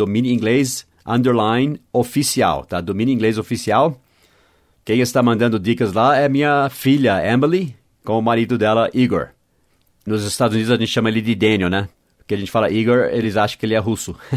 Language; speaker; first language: Portuguese; non-native, fluent; English